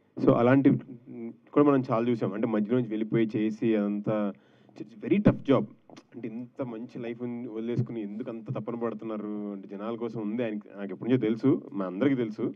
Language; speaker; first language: Telugu; native; Telugu